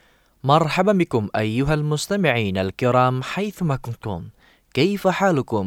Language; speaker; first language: Arabic; non-native, fluent; Indonesian